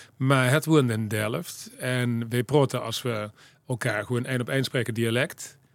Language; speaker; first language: Dutch; native; Dutch